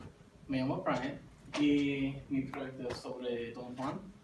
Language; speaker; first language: Spanish; non-native, learner; English